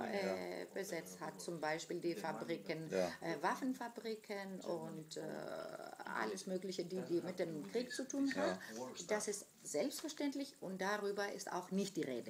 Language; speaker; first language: German; non-native, fluent; Greek